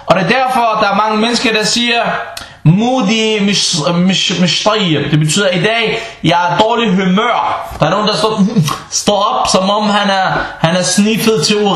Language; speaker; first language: Danish; early bilingual, other home language; Arabic